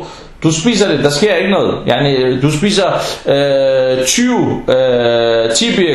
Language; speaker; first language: Danish; non-native, fluent; Arabic